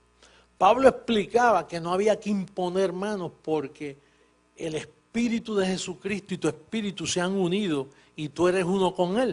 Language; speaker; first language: Spanish; native; Spanish